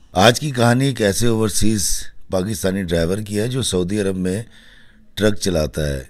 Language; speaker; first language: Urdu; non-native, local second language; Punjabi